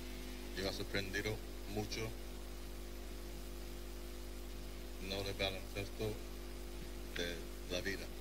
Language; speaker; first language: Spanish; non-native, learner; English